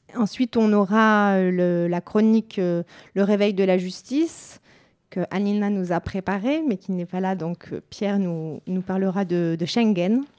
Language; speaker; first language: French; native; French